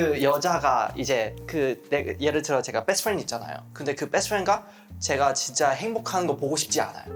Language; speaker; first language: Korean; non-native, fluent; Chinese